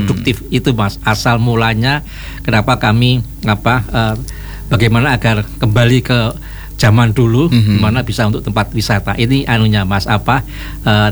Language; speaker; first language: Indonesian; native; Indonesian